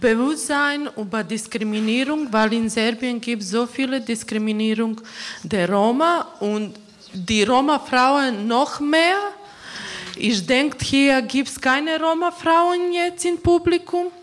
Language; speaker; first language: German; non-native, learner; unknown